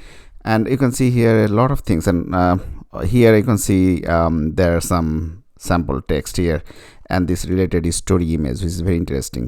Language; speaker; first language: English; non-native, fluent; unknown